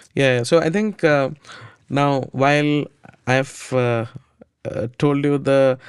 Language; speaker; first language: English; non-native, local second language; Malayalam